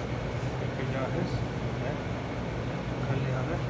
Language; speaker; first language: Arabic; non-native, learner; Urdu